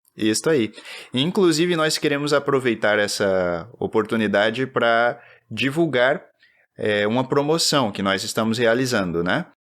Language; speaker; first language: Portuguese; native; Portuguese